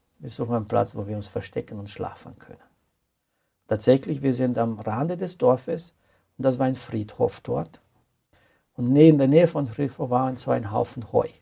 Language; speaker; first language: German; non-native, fluent; Romanian